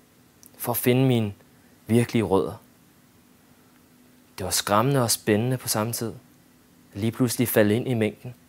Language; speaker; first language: Danish; early bilingual, other home language; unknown